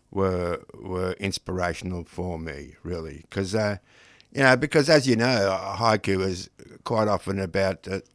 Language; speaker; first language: English; non-native, local second language; Ukrainian